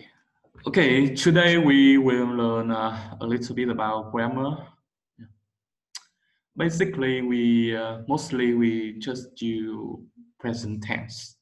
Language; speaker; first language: English; non-native, learner; Vietnamese